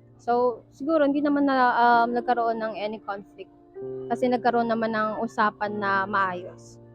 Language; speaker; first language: Filipino; native; Filipino